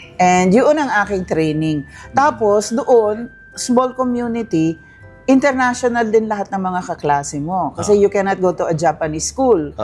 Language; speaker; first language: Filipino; early bilingual, heritage; Filipino